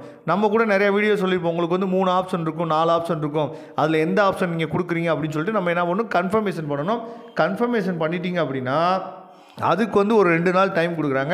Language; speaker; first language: Tamil; native; Tamil